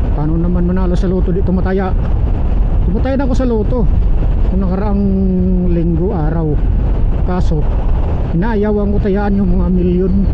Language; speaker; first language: Filipino; non-native, local second language; Cebuano